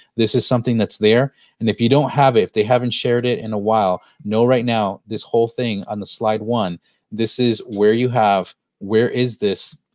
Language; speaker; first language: English; early bilingual, other home language; Spanish